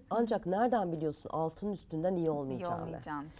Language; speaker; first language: Turkish; early bilingual, heritage; Turkish